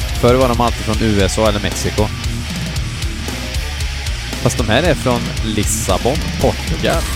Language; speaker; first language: Swedish; native; Swedish